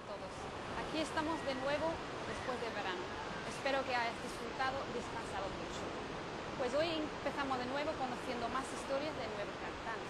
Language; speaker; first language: Spanish; non-native, fluent; English